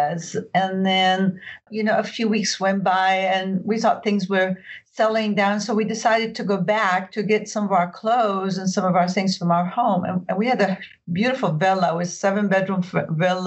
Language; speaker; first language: English; early bilingual, other home language; Arabic